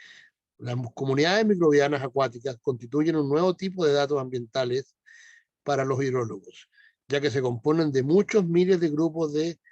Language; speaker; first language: Spanish; native; Spanish